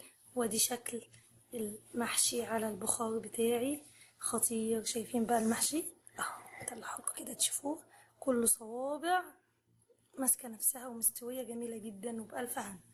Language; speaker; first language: Arabic; native; Arabic